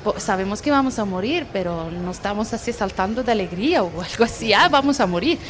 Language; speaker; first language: Spanish; non-native, fluent; Arabic